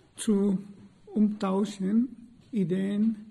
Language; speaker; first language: German; non-native, learner; Spanish